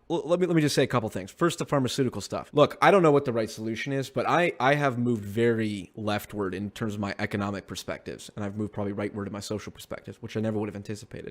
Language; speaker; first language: English; native; English